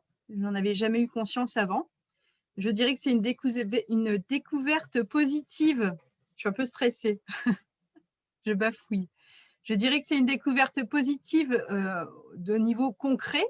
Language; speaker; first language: French; native; French